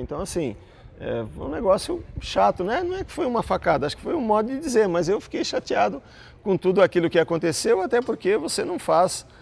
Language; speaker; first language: Portuguese; native; Portuguese